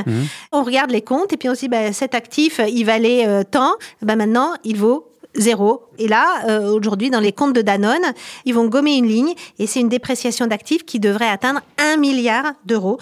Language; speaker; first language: French; native; French